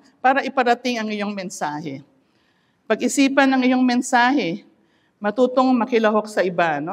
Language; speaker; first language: Filipino; non-native, local second language; Iloko